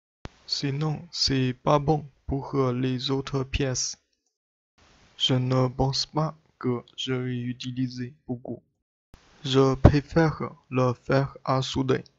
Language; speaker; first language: French; non-native, learner; Chinese